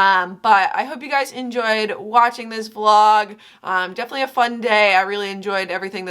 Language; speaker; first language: English; native; English